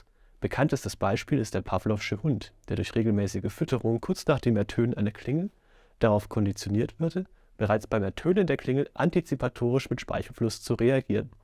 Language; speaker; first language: German; native; German